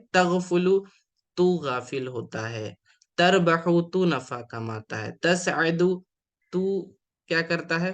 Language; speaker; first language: Urdu; native; Urdu